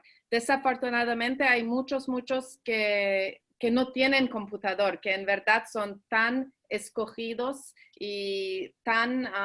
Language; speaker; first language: Spanish; early bilingual, heritage; Spanish